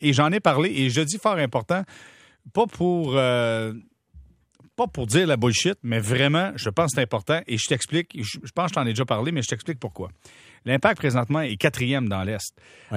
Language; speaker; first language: French; native; French